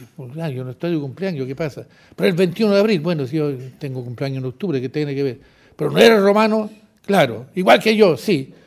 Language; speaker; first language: Spanish; native; Spanish